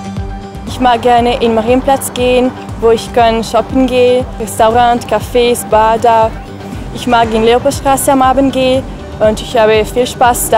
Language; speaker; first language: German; non-native, learner; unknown